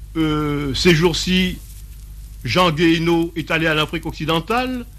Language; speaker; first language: French; native; French